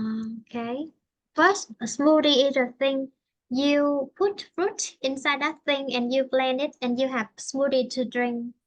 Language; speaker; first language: English; non-native, fluent; Vietnamese